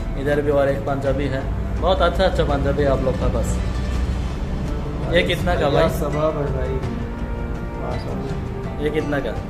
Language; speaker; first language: Hindi; non-native, learner; Bangla